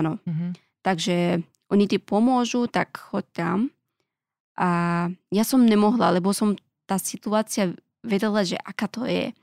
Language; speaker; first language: Slovak; non-native, learner; Pashto